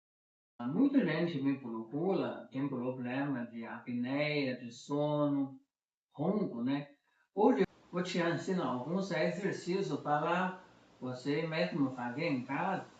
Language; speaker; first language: Portuguese; non-native, fluent; Chinese